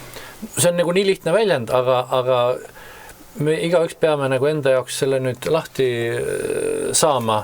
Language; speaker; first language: Estonian; native; Estonian